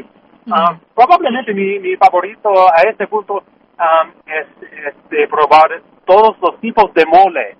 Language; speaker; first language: Spanish; non-native, learner; English